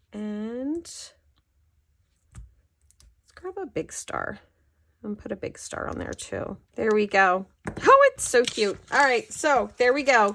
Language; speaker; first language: English; native; English